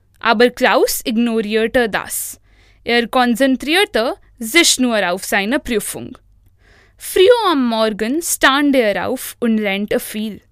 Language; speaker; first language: German; non-native, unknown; Hindi